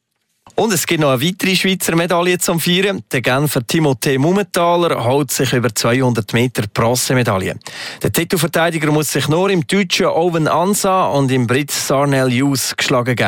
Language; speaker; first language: German; native; German